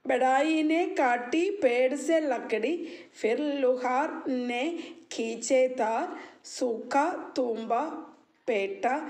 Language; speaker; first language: Hindi; non-native, local second language; Malayalam